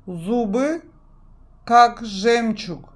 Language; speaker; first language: Russian; non-native, fluent; Turkish